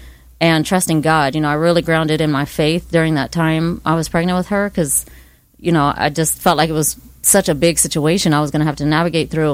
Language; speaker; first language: English; native; English